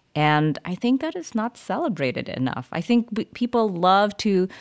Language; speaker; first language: English; early bilingual, other home language; German